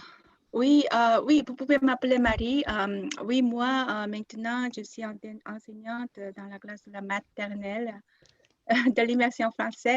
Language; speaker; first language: French; non-native, fluent; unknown